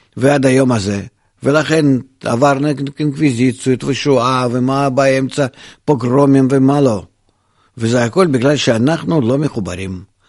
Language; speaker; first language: Hebrew; non-native, fluent; Russian